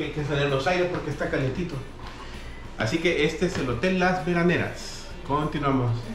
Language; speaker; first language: Spanish; native; Spanish